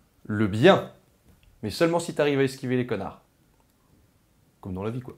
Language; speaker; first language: French; native; French